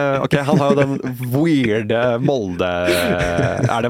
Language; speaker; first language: Norwegian; native; Norwegian